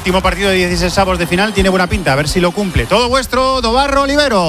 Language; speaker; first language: Spanish; native; Spanish